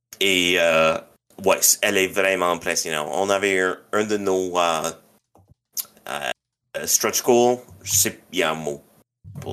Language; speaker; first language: French; non-native, local second language; English